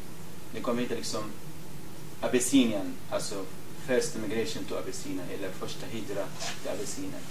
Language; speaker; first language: Swedish; non-native, fluent; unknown